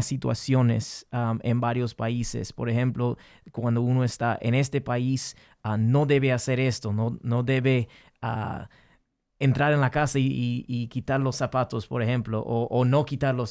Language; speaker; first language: Spanish; early bilingual, heritage; English